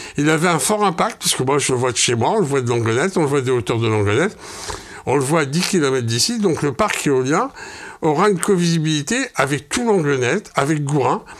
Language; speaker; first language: French; native; French